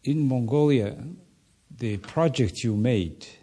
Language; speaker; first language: English; non-native, learner; Mongolian